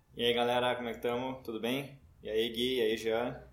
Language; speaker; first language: Portuguese; native; Portuguese